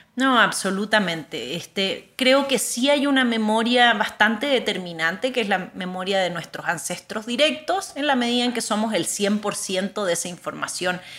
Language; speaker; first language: Spanish; native; Spanish